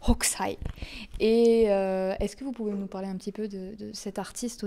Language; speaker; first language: French; native; French